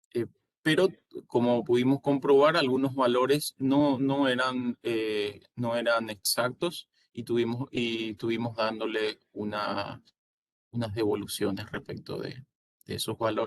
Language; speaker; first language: Spanish; native; Spanish